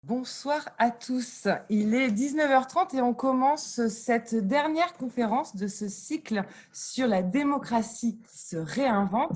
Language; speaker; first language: French; native; French